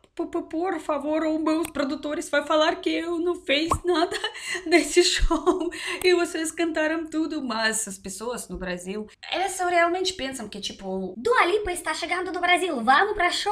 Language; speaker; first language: Portuguese; non-native, learner; Russian